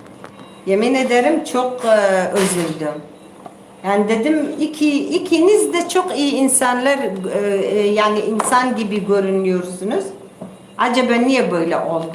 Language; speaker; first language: Turkish; non-native, local second language; Kurdish